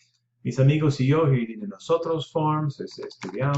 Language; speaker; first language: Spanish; non-native, fluent; English